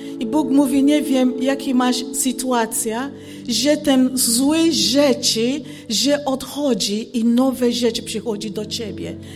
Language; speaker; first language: Polish; non-native, learner; Ukrainian